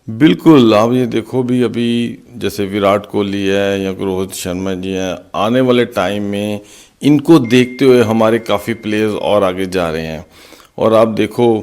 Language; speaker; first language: Hindi; non-native, local second language; Punjabi